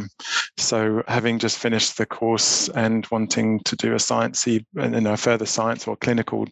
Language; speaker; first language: English; native; English